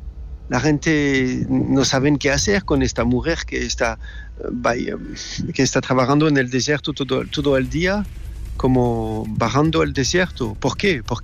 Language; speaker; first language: Spanish; non-native, fluent; French